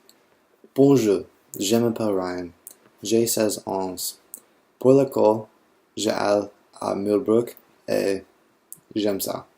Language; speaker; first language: French; non-native, learner; English